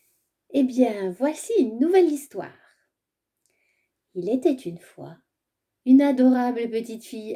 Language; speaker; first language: French; native; French